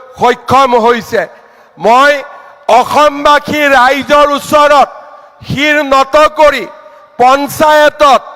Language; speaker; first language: Assamese; native; Assamese